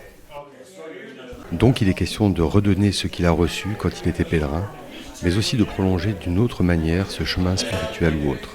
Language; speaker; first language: French; native; French